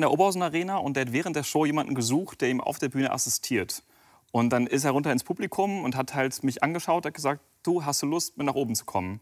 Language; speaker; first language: German; native; German